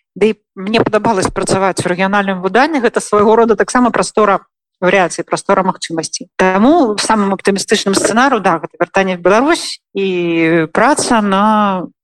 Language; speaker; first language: Belarusian; non-native, local second language; Russian